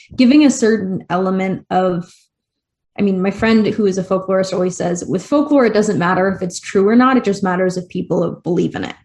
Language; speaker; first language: English; native; English